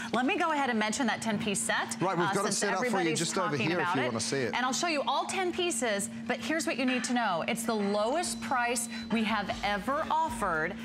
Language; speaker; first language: English; native; English